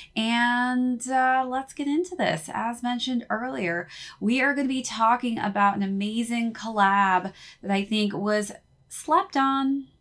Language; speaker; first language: English; native; English